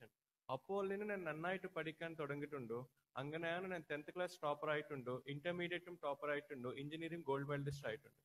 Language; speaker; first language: Malayalam; non-native, learner; Telugu